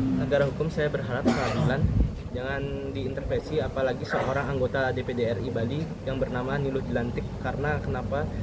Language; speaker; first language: Indonesian; native; Indonesian